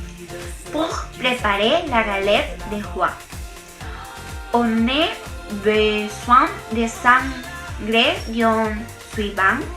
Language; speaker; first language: French; non-native, learner; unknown